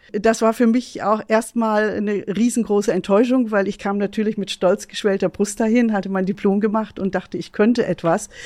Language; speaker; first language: German; native; German